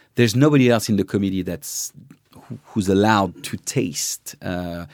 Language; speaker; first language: English; non-native, fluent; French